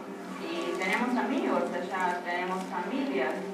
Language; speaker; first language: Spanish; non-native, learner; Arabic